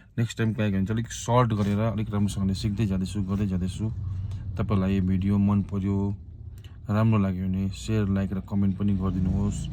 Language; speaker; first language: Nepali; native; Nepali